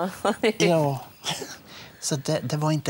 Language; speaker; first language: Swedish; native; Swedish